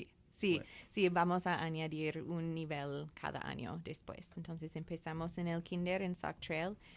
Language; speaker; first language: Spanish; non-native, fluent; English